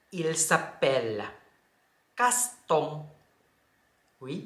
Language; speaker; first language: French; non-native, fluent; Thai